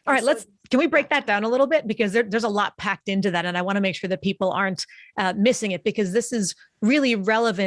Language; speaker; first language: English; native; English